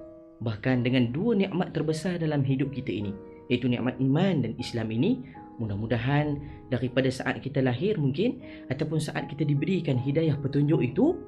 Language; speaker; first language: Malay; native; Malay